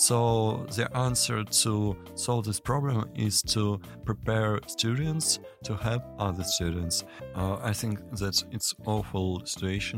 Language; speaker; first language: English; non-native, learner; Russian